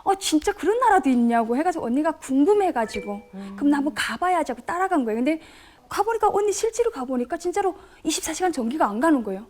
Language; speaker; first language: Korean; native; Korean